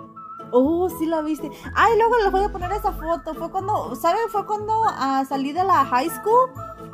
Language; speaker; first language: Spanish; native; Spanish